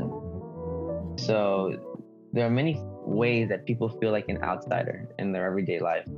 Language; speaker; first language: English; early bilingual, other home language; Spanish